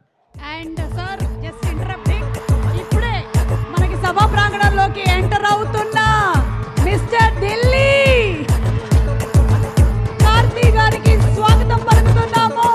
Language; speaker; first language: Telugu; native; Telugu